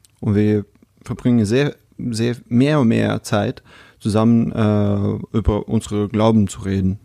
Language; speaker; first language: German; non-native, fluent; Russian